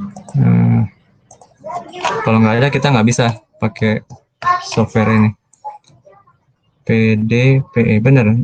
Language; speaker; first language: Indonesian; native; Indonesian